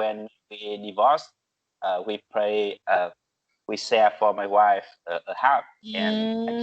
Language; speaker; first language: English; non-native, learner; Vietnamese